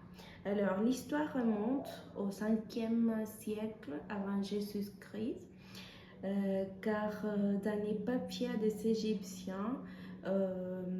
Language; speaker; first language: French; non-native, fluent; Spanish